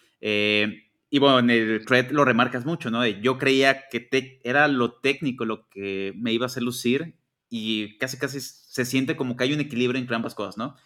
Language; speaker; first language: Spanish; native; Spanish